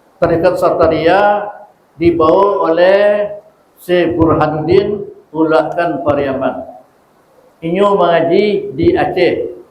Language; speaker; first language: Malay; non-native, local second language; Minangkabau